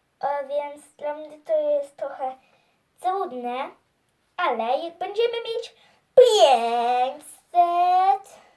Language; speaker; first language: Polish; early bilingual, heritage; Polish